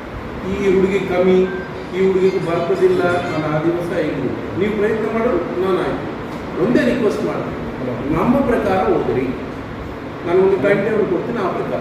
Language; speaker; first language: Kannada; non-native, local second language; Telugu